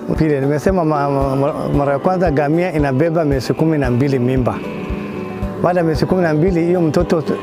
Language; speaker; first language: Swahili; non-native, local second language; Somali